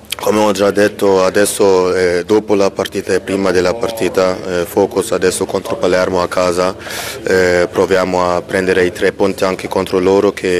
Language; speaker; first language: Italian; non-native, fluent; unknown